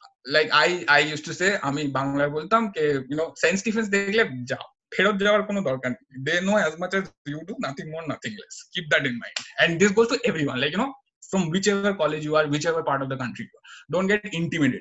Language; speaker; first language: English; non-native, local second language; Bangla